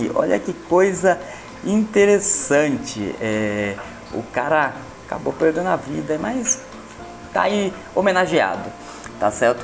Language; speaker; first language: Portuguese; native; Portuguese